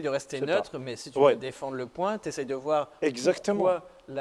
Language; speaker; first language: French; native; French